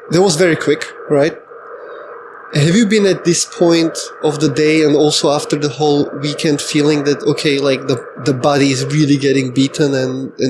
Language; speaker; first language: English; non-native, fluent; Slovak